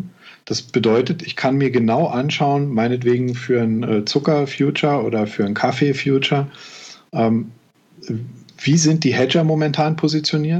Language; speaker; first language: German; native; German